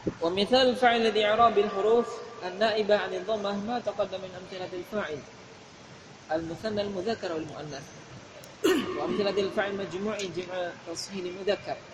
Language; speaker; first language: Arabic; non-native, fluent; Indonesian